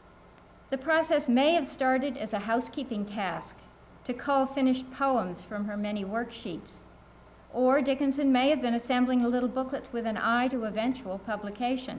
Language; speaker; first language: English; native; English